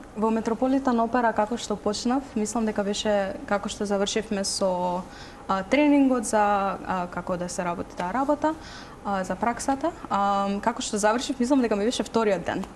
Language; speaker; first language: Macedonian; native; Macedonian